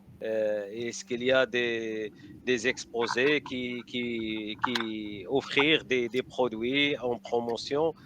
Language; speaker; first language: French; non-native, learner; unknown